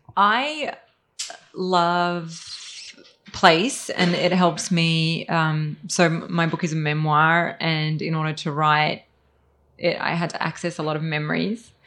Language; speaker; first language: English; early bilingual, other home language; Serbian